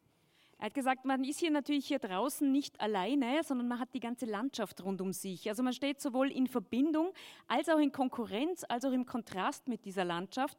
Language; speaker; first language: German; native; German